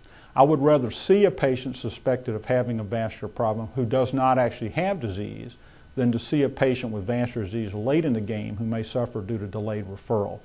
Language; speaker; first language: English; native; English